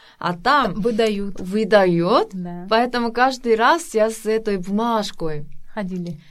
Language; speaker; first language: Russian; non-native, fluent; Korean